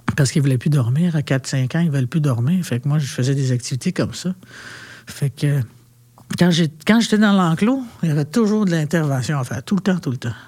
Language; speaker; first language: French; non-native, local second language; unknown